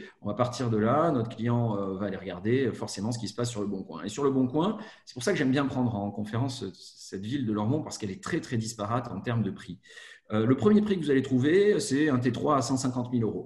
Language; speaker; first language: French; native; French